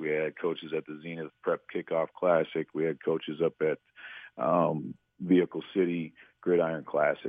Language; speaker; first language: English; native; English